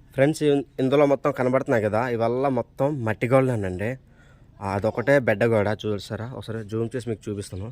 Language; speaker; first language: Telugu; native; Telugu